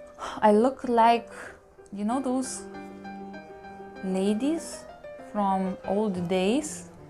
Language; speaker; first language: English; non-native, fluent; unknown